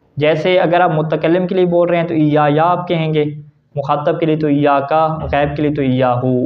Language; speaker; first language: Urdu; native; Urdu